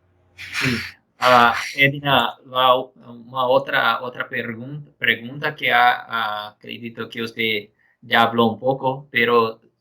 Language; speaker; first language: Spanish; non-native, fluent; Portuguese